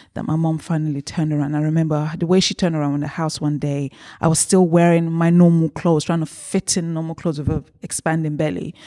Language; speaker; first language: English; early bilingual, other home language; Yoruba